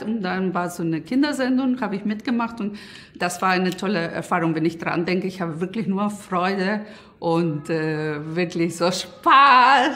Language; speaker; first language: German; non-native, fluent; Spanish